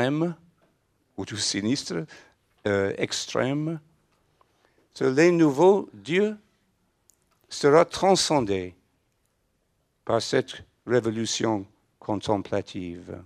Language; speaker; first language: French; non-native, fluent; English